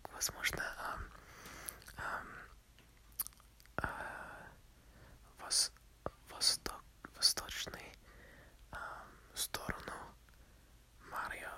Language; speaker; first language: Russian; non-native, learner; English